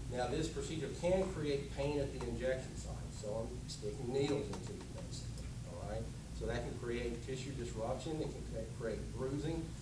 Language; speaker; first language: English; native; English